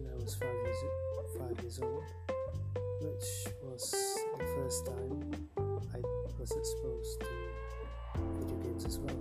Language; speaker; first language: English; non-native, local second language; Malay